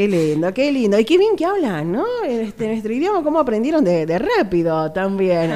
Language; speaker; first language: Spanish; native; Spanish